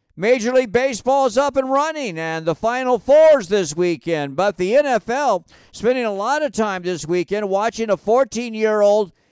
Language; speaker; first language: English; native; English